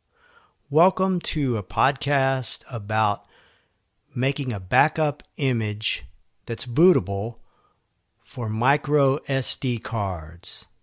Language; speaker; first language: English; native; English